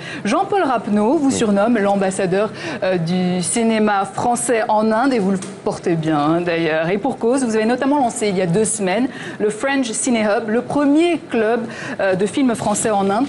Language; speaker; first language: French; native; French